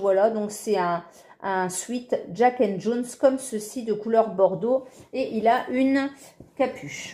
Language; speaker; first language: French; native; French